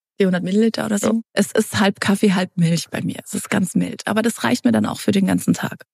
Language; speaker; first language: German; early bilingual, other home language; Romanian